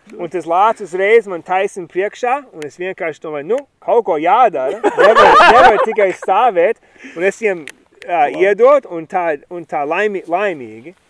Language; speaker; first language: Latvian; early bilingual, heritage; Latvian